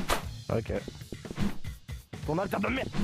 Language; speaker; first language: French; native; French